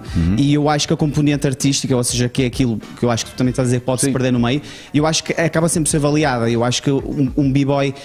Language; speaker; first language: Portuguese; native; Portuguese